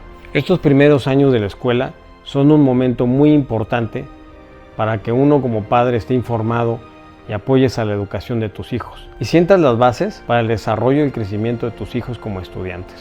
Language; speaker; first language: Spanish; native; Spanish